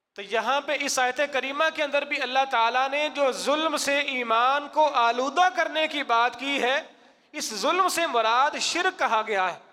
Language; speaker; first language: Urdu; non-native, local second language; Punjabi